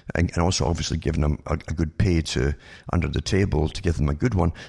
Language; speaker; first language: English; native; English